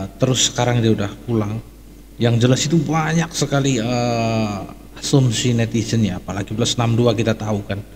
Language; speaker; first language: Indonesian; native; Indonesian